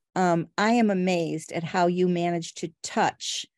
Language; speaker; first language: English; early bilingual, other home language; Portuguese